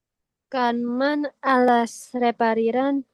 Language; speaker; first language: German; non-native, learner; Indonesian